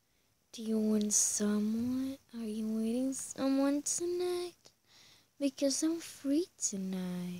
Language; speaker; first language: English; non-native, learner; Spanish